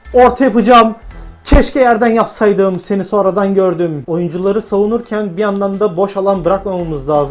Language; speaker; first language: Turkish; native; Turkish